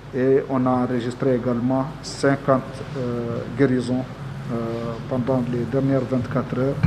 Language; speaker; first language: French; non-native, local second language; Arabic